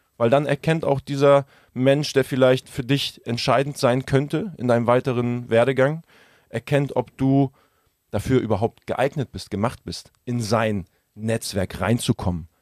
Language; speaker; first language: German; early bilingual, other home language; Russian